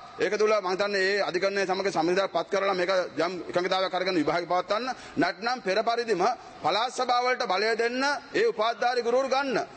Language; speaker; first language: Sinhala; native; Sinhala